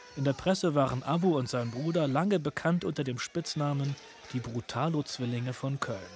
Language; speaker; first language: German; native; German